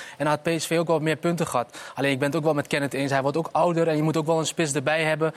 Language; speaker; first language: Dutch; early bilingual, other home language; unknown